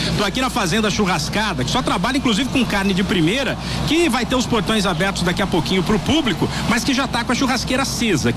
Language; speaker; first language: Portuguese; native; Portuguese